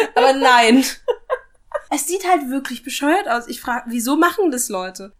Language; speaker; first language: German; native; German